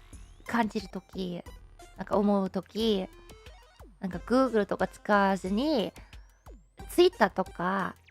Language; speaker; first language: Japanese; non-native, learner; English